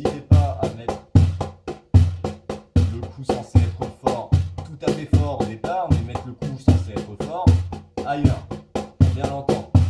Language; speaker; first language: French; native; French